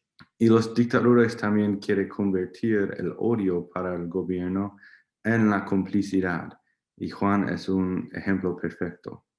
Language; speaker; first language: Spanish; non-native, learner; English